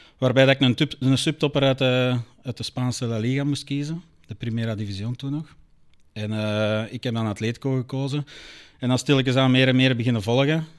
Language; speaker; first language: Dutch; native; Dutch